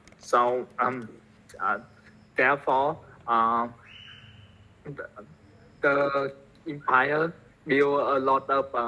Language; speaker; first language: English; non-native, learner; Vietnamese